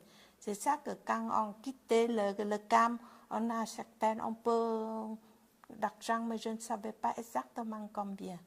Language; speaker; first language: French; non-native, learner; Vietnamese